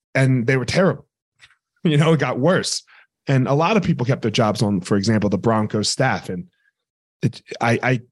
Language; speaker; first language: English; native; English